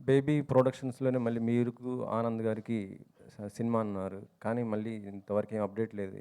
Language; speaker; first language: Telugu; native; Telugu